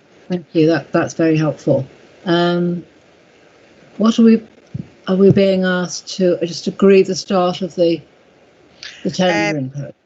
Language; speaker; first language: English; native; English